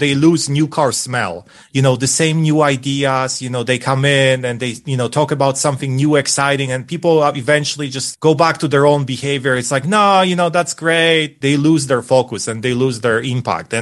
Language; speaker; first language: English; non-native, fluent; Polish